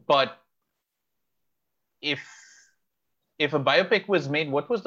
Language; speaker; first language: English; non-native, local second language; Bangla